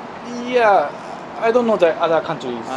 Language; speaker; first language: English; non-native, learner; Japanese